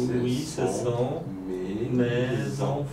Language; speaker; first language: French; non-native, learner; Polish